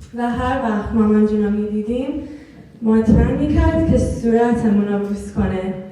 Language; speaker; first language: Persian; early bilingual, heritage; Persian